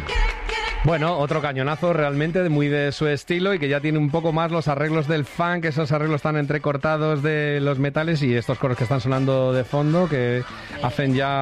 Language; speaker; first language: Spanish; native; Spanish